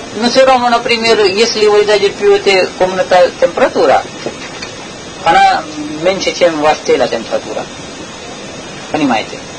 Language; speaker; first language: Russian; non-native, learner; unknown